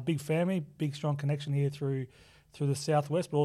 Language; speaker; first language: English; native; English